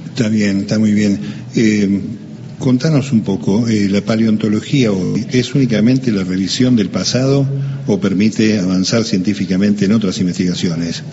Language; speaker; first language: Spanish; native; Spanish